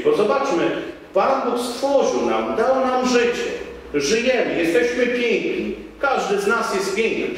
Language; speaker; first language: Polish; native; Polish